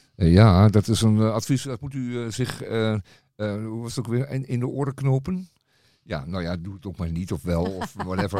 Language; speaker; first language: Dutch; native; Dutch